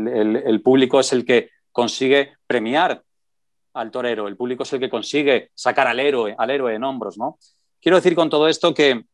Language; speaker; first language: Spanish; native; Spanish